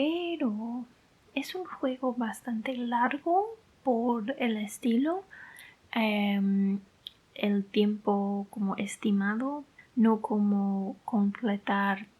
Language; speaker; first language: Spanish; non-native, fluent; English